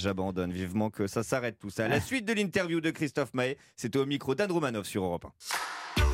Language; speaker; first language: French; native; French